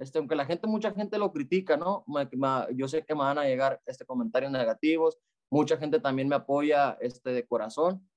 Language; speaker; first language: Spanish; native; Spanish